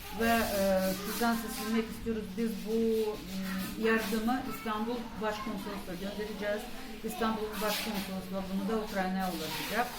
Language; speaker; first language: Turkish; non-native, fluent; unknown